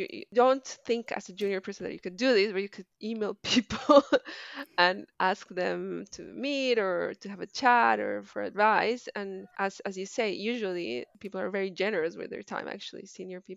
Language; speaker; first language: English; non-native, fluent; Spanish